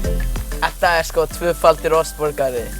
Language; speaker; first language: Icelandic; native; Icelandic